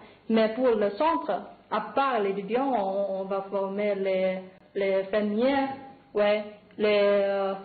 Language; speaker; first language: French; non-native, learner; Chinese